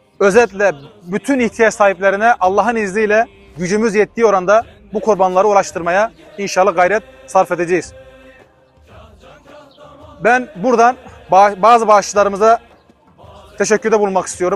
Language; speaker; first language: Turkish; non-native, fluent; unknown